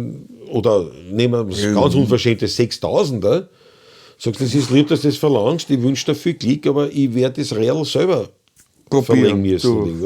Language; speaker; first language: German; native; German